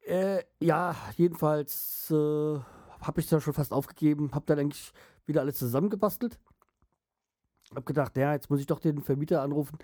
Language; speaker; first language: German; native; German